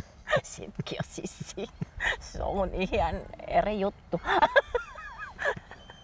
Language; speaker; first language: Finnish; non-native, learner; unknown